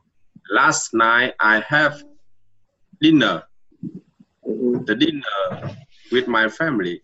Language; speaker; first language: English; non-native, learner; Vietnamese